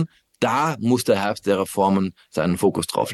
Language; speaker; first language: German; native; German